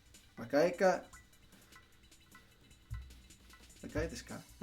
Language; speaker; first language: Japanese; non-native, learner; Spanish